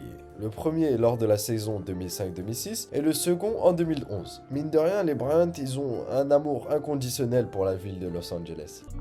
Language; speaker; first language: French; native; French